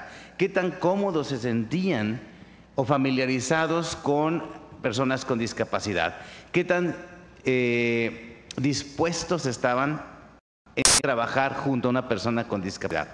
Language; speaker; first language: Spanish; native; Spanish